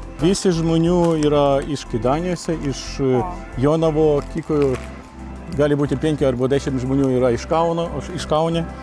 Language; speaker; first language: Lithuanian; non-native, learner; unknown